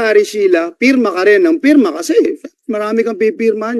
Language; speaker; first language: Filipino; native; Filipino